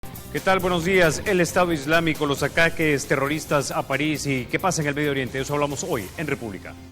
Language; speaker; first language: Spanish; native; Spanish